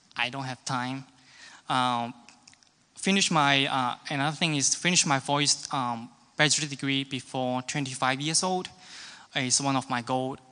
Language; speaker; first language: English; non-native, local second language; Cantonese